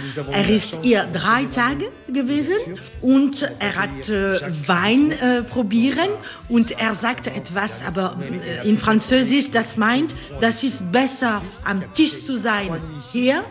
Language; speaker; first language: German; non-native, learner; French